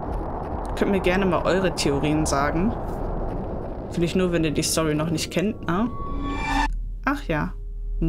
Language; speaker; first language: German; native; German